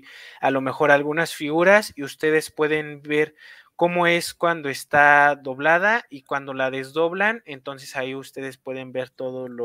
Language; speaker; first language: Spanish; native; Spanish